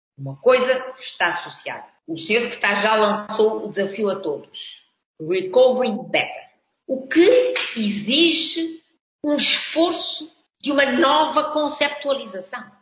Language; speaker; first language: Portuguese; non-native, local second language; Kabuverdianu